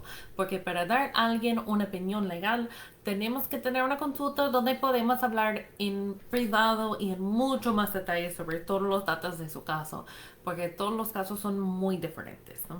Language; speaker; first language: Spanish; non-native, fluent; English